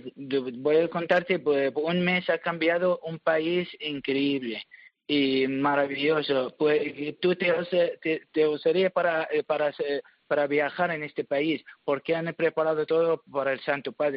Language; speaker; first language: Spanish; non-native, learner; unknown